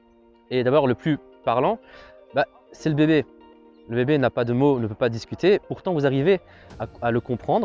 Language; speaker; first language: French; native; French